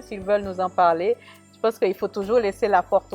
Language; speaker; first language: French; native; French